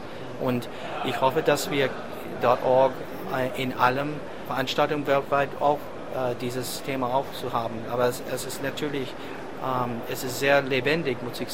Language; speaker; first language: German; non-native, fluent; English